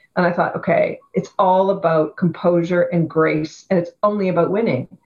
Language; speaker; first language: English; native; English